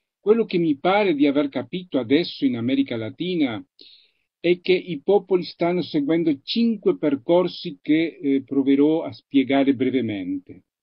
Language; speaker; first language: Italian; non-native, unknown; Spanish